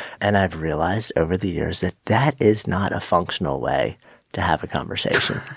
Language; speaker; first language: English; native; English